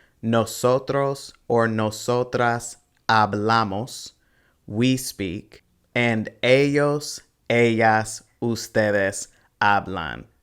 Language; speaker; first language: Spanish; non-native, fluent; English